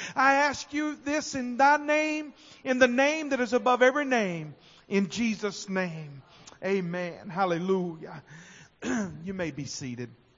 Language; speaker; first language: English; native; English